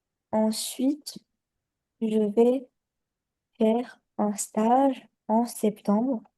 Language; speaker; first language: French; non-native, learner; Chinese